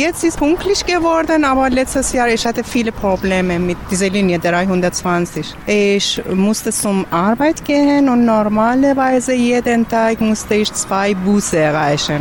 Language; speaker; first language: German; non-native, learner; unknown